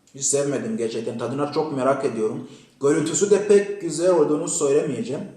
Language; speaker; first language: Turkish; non-native, fluent; Kinyarwanda